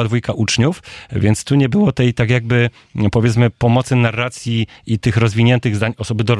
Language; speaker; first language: Polish; native; Polish